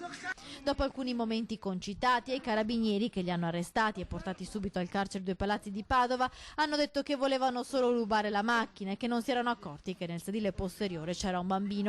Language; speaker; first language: Italian; native; Italian